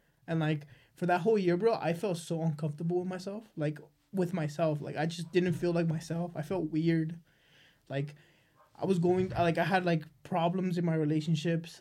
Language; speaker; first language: English; early bilingual, other home language; Spanish